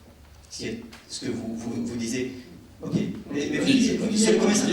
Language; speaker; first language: French; native; French